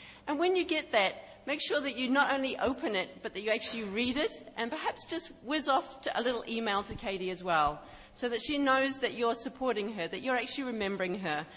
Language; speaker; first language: English; native; English